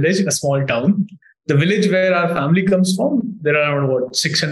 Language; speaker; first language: English; non-native, local second language; Hindi